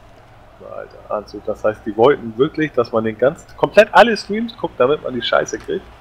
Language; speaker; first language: German; native; German